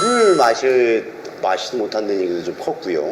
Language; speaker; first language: Korean; native; Korean